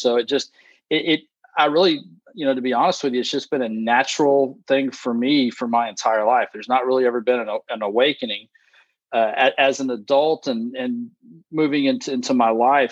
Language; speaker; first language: English; native; English